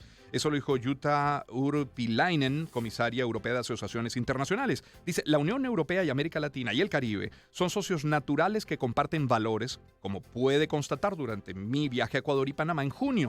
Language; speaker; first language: Spanish; native; Spanish